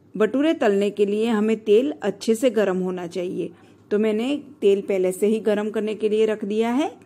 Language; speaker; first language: Hindi; non-native, local second language; Gujarati